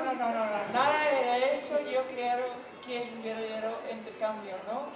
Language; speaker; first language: Spanish; non-native, fluent; Dutch